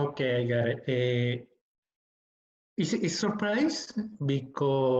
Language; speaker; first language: English; non-native, learner; Spanish